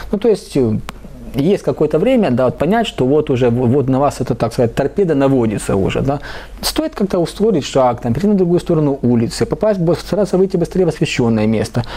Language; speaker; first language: Russian; native; Russian